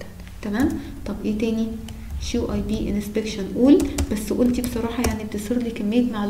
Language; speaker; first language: Arabic; native; Arabic